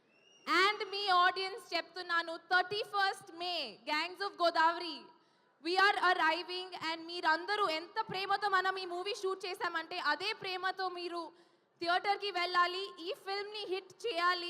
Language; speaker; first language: Telugu; non-native, fluent; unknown